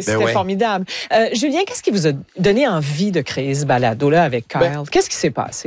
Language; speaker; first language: French; native; French